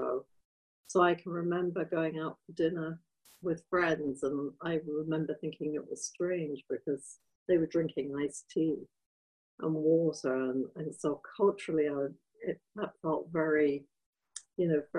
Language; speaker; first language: English; native; English